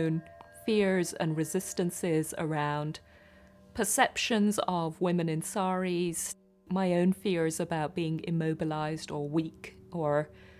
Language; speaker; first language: English; non-native, local second language; Gujarati